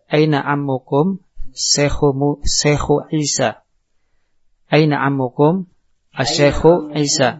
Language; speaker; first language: Arabic; non-native, fluent; Indonesian